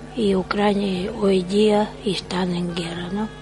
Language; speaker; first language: Spanish; non-native, learner; Russian